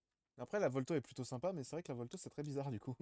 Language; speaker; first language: French; native; French